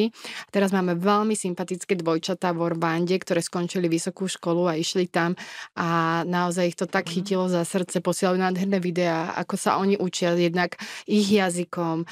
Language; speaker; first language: Slovak; native; Slovak